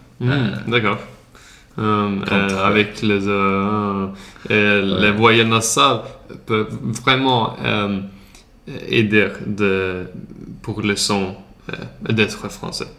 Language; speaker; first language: French; non-native, learner; Swedish